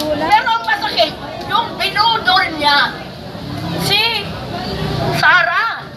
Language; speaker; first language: Filipino; non-native, local second language; Iloko